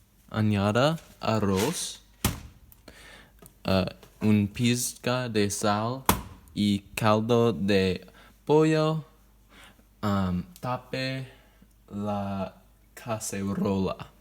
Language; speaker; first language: Spanish; non-native, learner; English